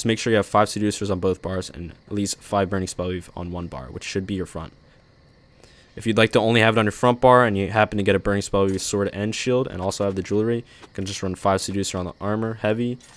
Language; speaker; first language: English; native; English